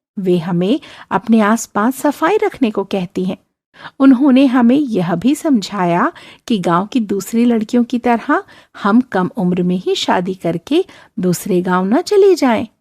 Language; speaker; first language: Hindi; native; Hindi